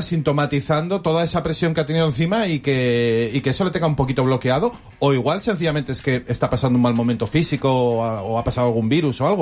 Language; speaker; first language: Spanish; native; Spanish